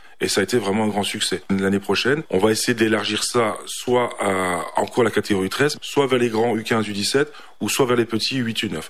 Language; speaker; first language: French; native; French